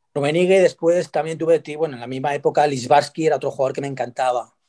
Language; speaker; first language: Spanish; native; Spanish